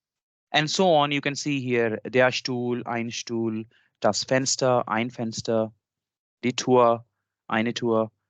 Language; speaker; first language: German; non-native, fluent; Urdu